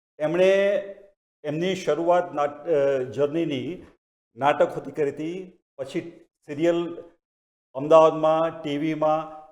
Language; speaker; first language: Gujarati; native; Gujarati